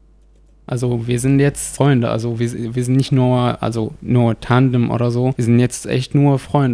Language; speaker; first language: German; non-native, fluent; Arabic